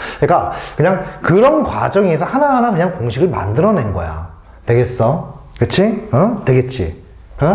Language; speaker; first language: Korean; native; Korean